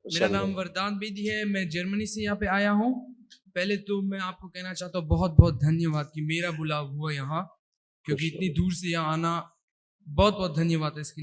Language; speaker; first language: Hindi; early bilingual, heritage; Hindi